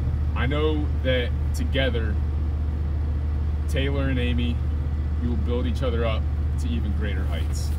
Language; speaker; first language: English; native; English